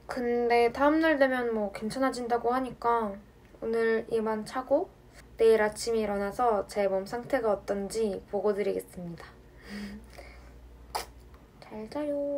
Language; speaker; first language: Korean; non-native, fluent; Russian